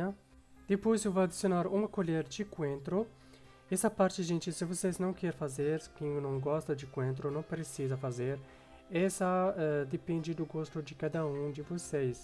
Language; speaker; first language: Portuguese; non-native, fluent; Arabic